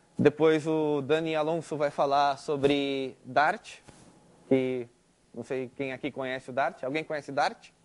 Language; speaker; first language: Portuguese; early bilingual, heritage; Spanish